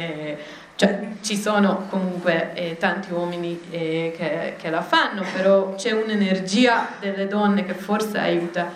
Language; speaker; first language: Italian; non-native, fluent; Hebrew